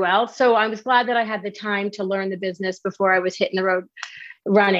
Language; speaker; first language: English; native; English